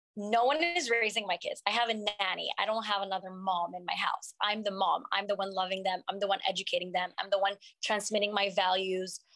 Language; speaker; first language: English; non-native, fluent; French